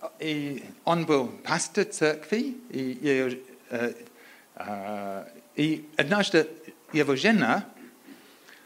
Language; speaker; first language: Polish; non-native, learner; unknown